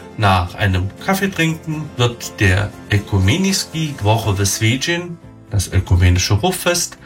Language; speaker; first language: German; non-native, local second language; Upper Sorbian